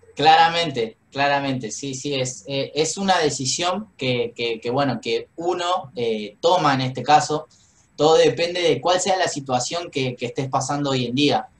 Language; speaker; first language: Spanish; native; Spanish